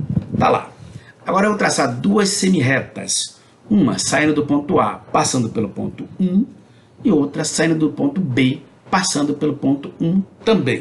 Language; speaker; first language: Portuguese; native; Portuguese